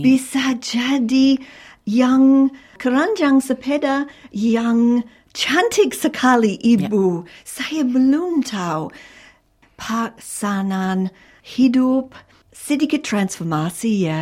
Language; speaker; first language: Indonesian; non-native, fluent; English